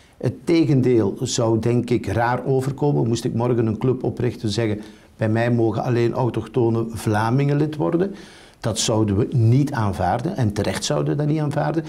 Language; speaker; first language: Dutch; native; Dutch